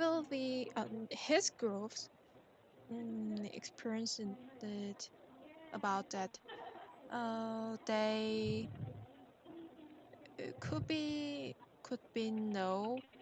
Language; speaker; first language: English; non-native, learner; Korean